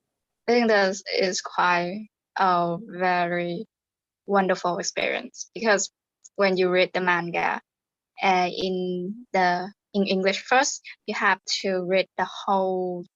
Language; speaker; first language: English; non-native, fluent; Vietnamese